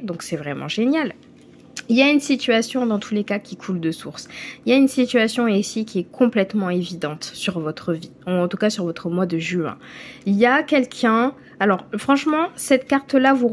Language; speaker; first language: French; native; French